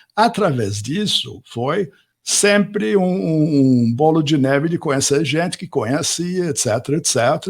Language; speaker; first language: Portuguese; non-native, fluent; English